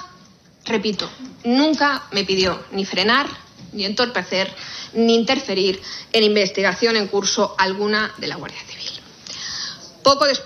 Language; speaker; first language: Spanish; native; Spanish